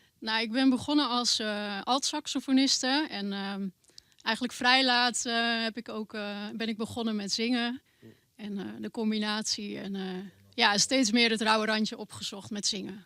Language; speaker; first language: Dutch; native; Dutch